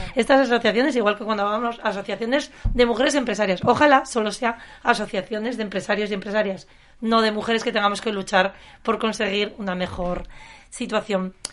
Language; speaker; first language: Spanish; native; Spanish